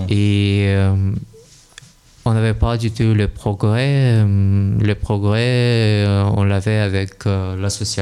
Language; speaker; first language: French; non-native, learner; Russian